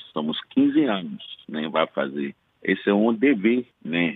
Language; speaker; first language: Portuguese; non-native, fluent; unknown